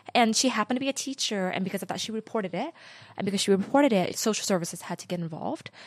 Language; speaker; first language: English; early bilingual, other home language; Vietnamese